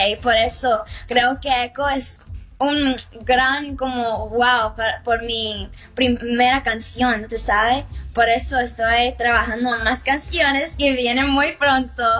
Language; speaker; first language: Spanish; early bilingual, heritage; Spanish